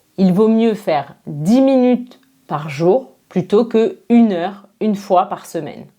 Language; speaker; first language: French; native; French